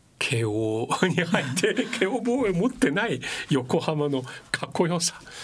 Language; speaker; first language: Japanese; non-native, fluent; Chinese